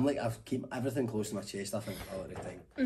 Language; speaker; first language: English; native; English